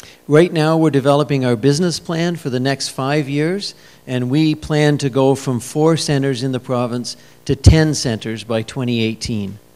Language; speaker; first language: English; native; English